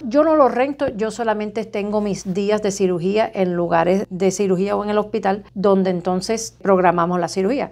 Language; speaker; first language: Spanish; native; Spanish